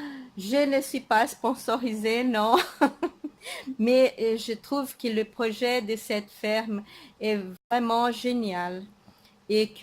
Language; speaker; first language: French; non-native, fluent; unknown